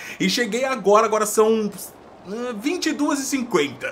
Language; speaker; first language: Portuguese; native; Portuguese